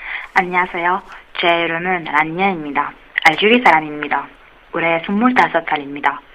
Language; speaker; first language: Korean; non-native, learner; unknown